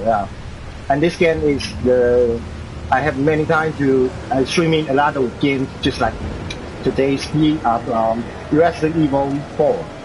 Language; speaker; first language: English; non-native, learner; Chinese